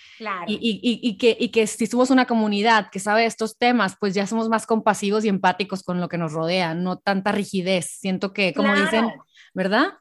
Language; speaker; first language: Spanish; native; Spanish